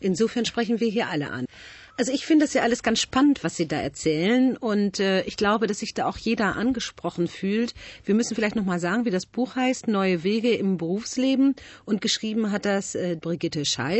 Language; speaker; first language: German; native; German